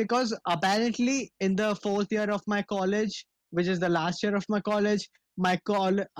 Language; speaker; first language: English; non-native, local second language; Bangla